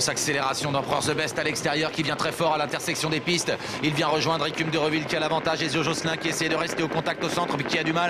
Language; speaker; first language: French; native; French